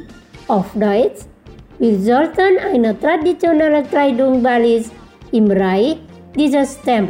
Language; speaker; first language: German; non-native, fluent; Indonesian